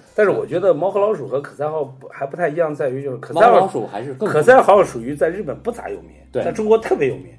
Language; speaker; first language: Chinese; native; Chinese